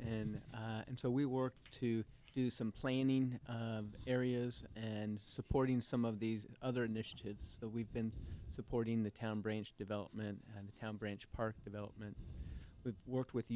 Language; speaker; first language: English; native; English